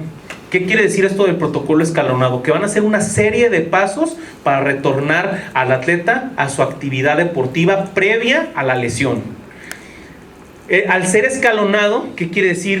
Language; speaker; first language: Spanish; native; Spanish